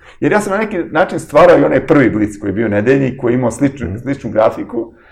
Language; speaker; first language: Serbian; native; Serbian